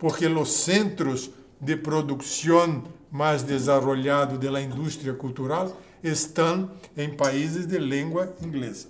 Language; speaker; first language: Spanish; non-native, fluent; Portuguese